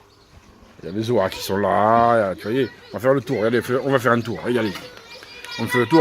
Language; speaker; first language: French; native; French